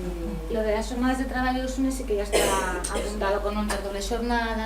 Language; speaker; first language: Spanish; native; Spanish